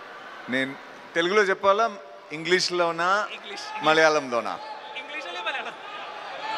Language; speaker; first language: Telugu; non-native, learner; Malayalam